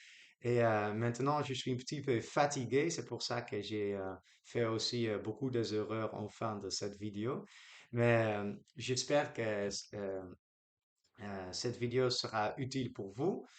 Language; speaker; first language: French; non-native, learner; Dutch